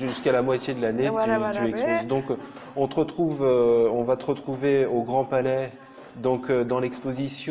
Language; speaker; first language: French; native; French